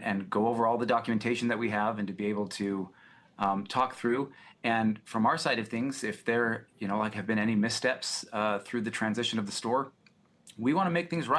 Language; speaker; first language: English; native; English